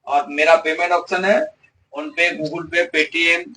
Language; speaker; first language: Hindi; non-native, local second language; Bangla